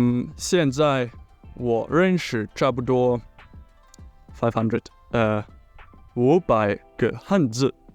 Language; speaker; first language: Chinese; non-native, learner; German